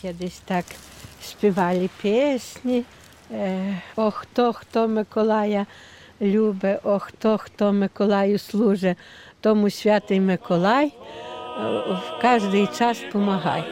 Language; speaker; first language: Polish; non-native, local second language; Ukrainian